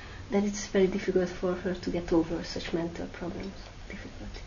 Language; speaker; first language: English; non-native, fluent; Hungarian